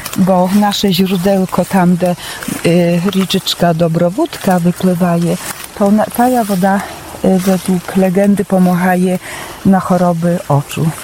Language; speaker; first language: Polish; non-native, local second language; Belarusian